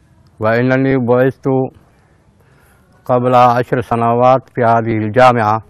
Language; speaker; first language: Arabic; non-native, fluent; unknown